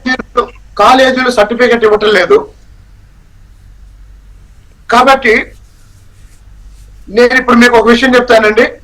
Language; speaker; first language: Telugu; native; Telugu